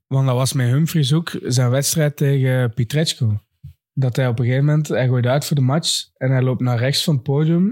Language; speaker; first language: Dutch; native; Dutch